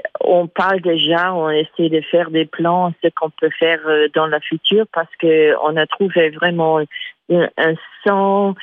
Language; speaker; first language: French; non-native, fluent; English